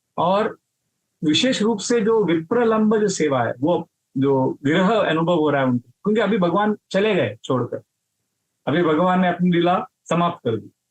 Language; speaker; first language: Hindi; non-native, local second language; Marathi